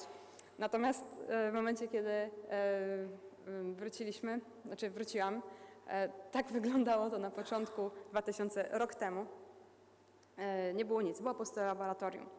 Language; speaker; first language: Polish; native; Polish